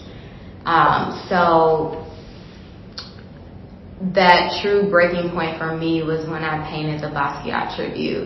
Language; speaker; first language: English; native; English